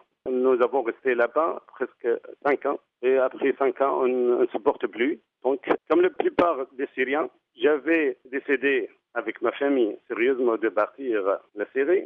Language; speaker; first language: French; non-native, fluent; Arabic